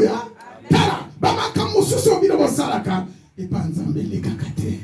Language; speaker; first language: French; non-native, local second language; Lingala